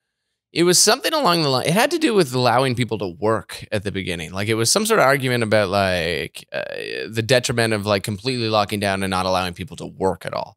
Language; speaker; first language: English; native; English